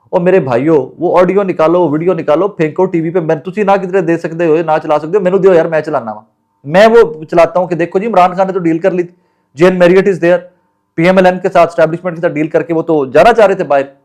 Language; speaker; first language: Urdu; non-native, local second language; Punjabi